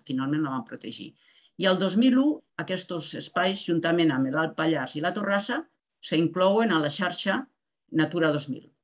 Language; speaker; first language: Catalan; non-native, local second language; Spanish